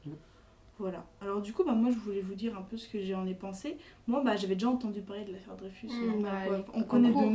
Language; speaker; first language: French; native; French